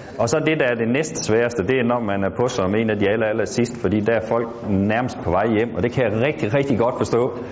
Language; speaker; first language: Danish; native; Danish